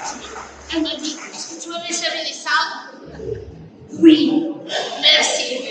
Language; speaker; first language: French; non-native, fluent; English